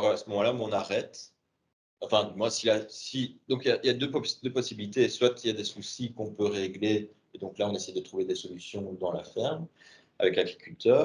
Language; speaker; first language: French; native; French